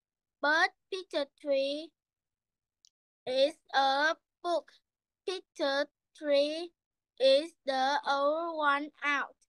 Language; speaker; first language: English; non-native, learner; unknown